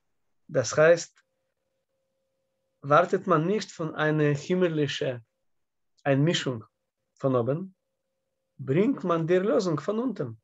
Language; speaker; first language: German; non-native, learner; Russian